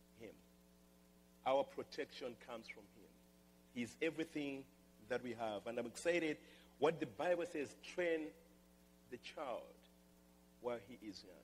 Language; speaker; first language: English; non-native, local second language; Nyanja